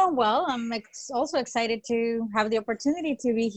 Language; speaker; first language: English; early bilingual, other home language; Spanish